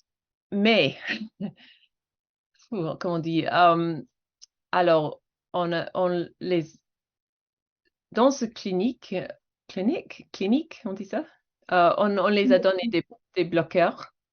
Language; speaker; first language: French; non-native, fluent; English